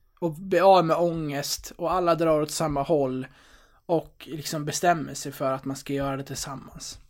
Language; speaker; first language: Swedish; native; Swedish